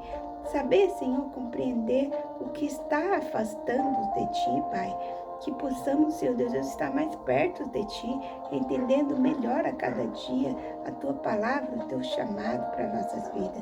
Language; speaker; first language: Portuguese; native; Portuguese